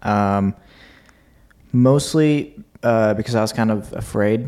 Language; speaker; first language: English; early bilingual, other home language; Uzbek